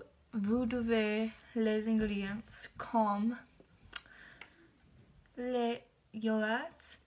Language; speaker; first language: French; non-native, learner; English